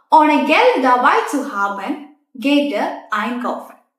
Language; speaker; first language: German; non-native, fluent; Malayalam